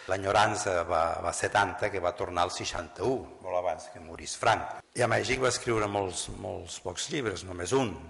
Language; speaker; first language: Catalan; native; Catalan